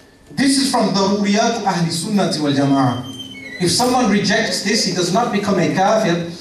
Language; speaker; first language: English; native; English